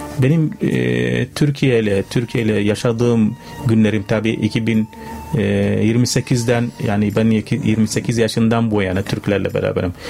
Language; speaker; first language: Turkish; non-native, fluent; Arabic